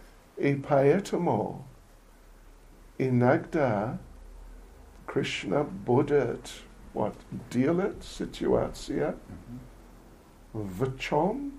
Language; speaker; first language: Russian; non-native, learner; English